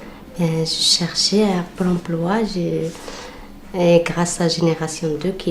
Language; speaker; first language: French; non-native, learner; Arabic